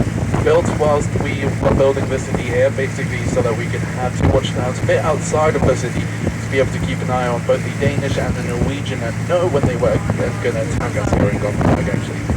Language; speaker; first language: English; non-native, fluent; Swedish